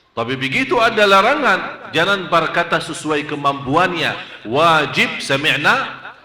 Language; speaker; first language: Malay; non-native, fluent; Arabic